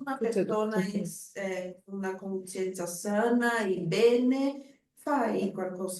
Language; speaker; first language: Italian; non-native, learner; Portuguese